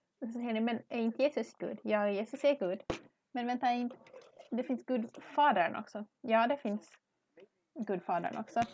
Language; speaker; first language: Swedish; non-native, learner; English